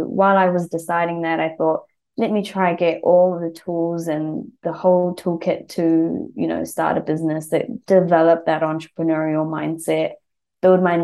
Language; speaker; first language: English; native; English